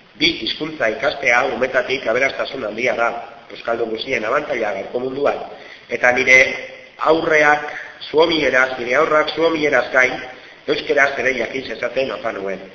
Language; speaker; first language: Basque; non-native, fluent; Finnish